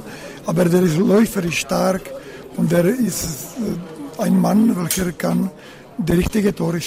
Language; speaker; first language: German; non-native, learner; Czech